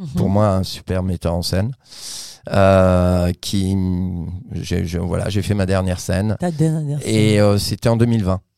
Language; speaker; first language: French; native; French